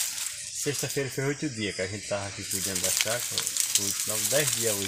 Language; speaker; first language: Portuguese; native; Portuguese